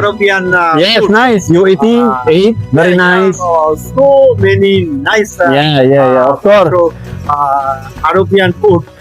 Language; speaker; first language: English; non-native, learner; Bangla